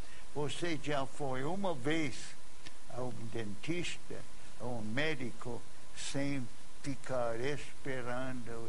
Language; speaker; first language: Portuguese; non-native, fluent; English